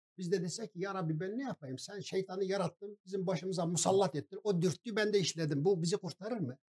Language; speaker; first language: Turkish; non-native, local second language; Kurdish